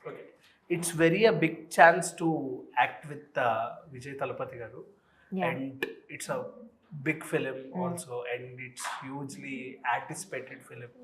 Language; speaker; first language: Telugu; native; Telugu